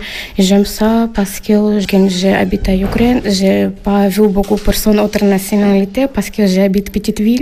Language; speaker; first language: French; non-native, learner; Ukrainian